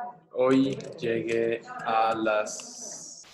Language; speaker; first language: Spanish; non-native, learner; English